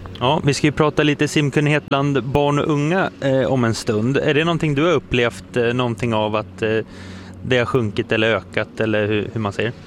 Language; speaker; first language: Swedish; native; Swedish